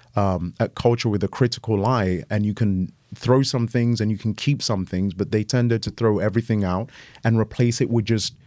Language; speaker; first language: English; native; English